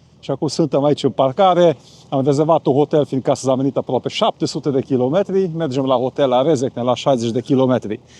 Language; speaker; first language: Romanian; non-native, local second language; Hungarian